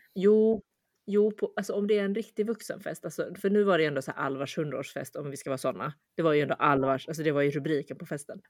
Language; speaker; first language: Swedish; early bilingual, other home language; Chinese